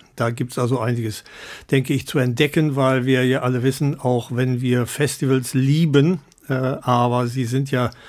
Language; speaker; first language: German; native; German